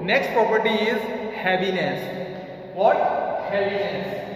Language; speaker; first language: English; non-native, local second language; Hindi